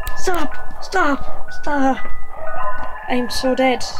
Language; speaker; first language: English; native; English